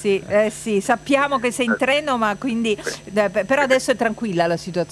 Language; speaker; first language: Italian; native; Italian